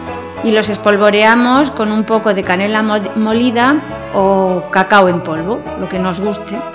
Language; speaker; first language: Spanish; native; Spanish